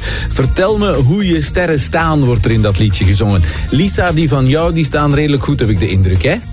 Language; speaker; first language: Dutch; native; Dutch